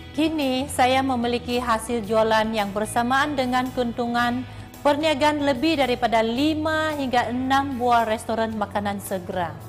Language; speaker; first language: Malay; non-native, local second language; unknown